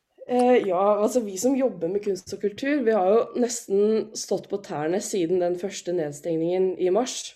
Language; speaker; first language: Norwegian; native; Norwegian